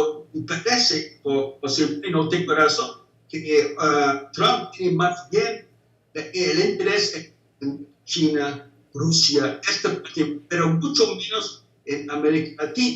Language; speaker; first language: Spanish; non-native, fluent; English